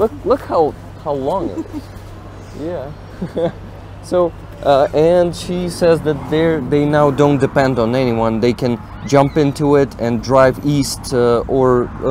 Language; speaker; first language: English; non-native, fluent; Ukrainian